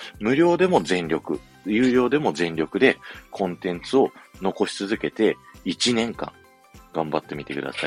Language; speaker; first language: Japanese; native; Japanese